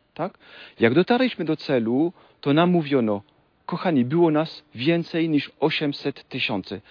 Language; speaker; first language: Polish; non-native, fluent; French